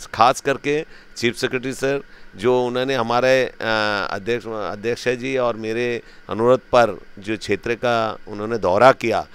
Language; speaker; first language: Hindi; native; Hindi